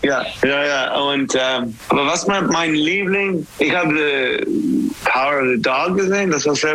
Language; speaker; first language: German; non-native, learner; English